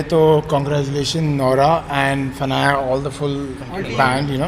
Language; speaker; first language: Hindi; native; Hindi